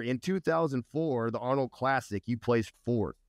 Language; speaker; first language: English; native; English